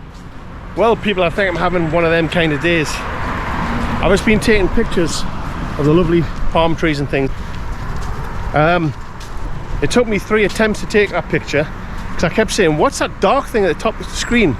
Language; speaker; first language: English; native; English